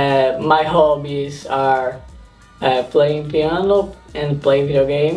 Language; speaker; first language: English; non-native, learner; Portuguese